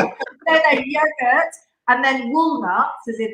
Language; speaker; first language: English; native; English